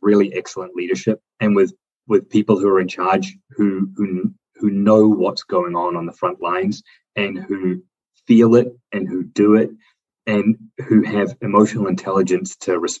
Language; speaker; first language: English; native; English